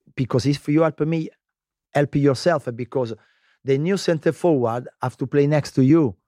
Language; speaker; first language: English; non-native, learner; Italian